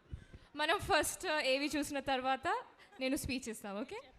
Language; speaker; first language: Telugu; non-native, learner; Malayalam